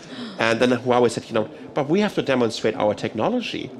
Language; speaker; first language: English; non-native, fluent; German